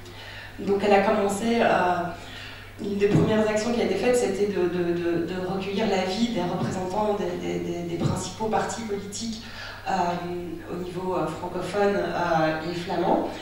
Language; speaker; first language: French; native; French